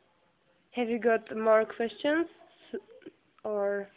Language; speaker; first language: English; non-native, learner; Czech